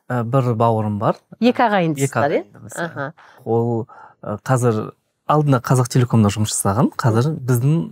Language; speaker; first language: Kazakh; native; Kazakh